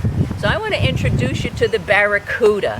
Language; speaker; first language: English; native; English